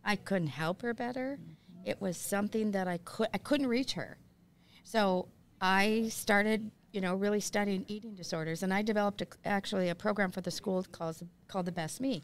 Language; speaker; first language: English; native; English